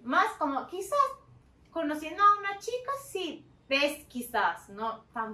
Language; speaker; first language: Spanish; non-native, learner; Turkish